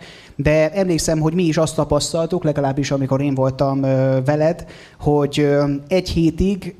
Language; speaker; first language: Hungarian; native; Hungarian